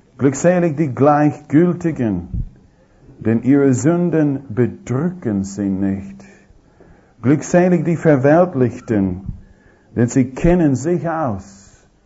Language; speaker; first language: German; non-native, fluent; English